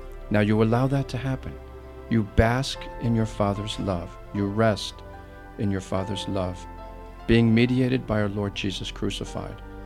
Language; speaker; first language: English; native; English